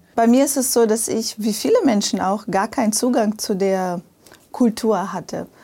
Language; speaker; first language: German; early bilingual, other home language; Portuguese